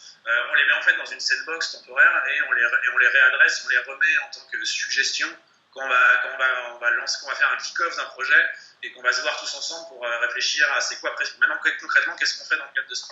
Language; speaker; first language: French; native; French